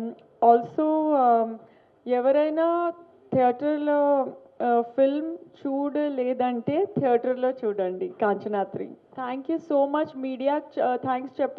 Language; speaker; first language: Telugu; non-native, learner; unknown